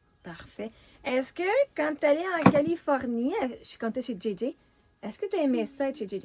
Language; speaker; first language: French; native; French